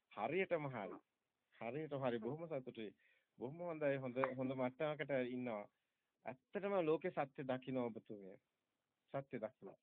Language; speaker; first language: Sinhala; native; Sinhala